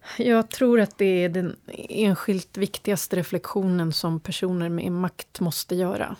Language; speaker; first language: Swedish; early bilingual, other home language; Turoyo